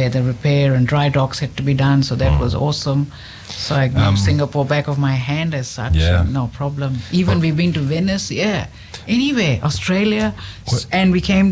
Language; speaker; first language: English; non-native, local second language; Hindi